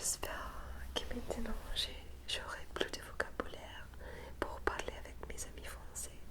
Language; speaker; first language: French; non-native, fluent; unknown